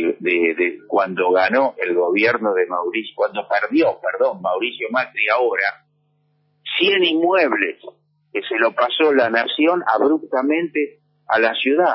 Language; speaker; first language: Spanish; native; Spanish